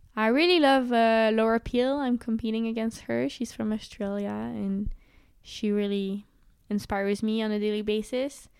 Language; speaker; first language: English; native; English